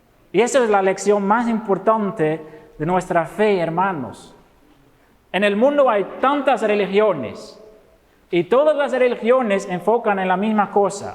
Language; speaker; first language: Spanish; non-native, fluent; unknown